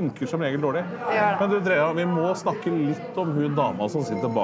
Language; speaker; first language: Norwegian; native; Norwegian